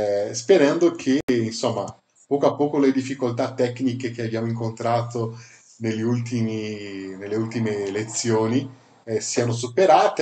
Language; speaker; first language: Italian; non-native, fluent; Portuguese